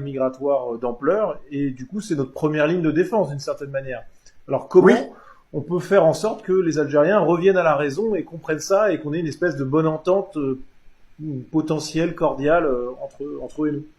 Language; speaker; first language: French; native; French